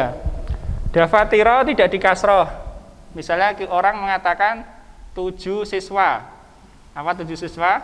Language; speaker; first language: Indonesian; native; Indonesian